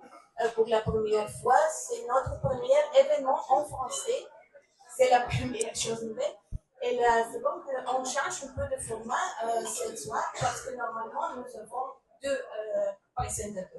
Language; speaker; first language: French; non-native, learner; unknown